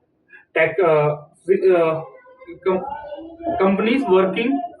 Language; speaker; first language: English; non-native, learner; Hindi